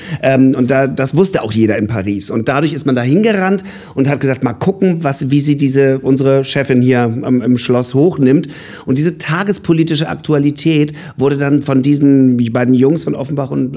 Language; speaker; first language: German; native; German